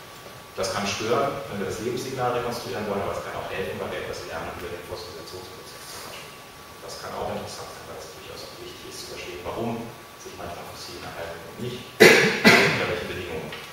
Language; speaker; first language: German; native; German